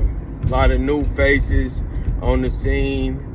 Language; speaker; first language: English; native; English